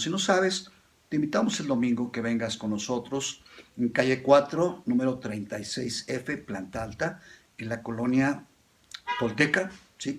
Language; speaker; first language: Spanish; native; Spanish